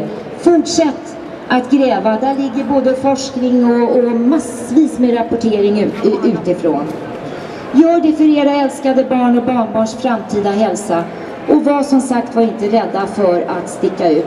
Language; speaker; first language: Swedish; native; Swedish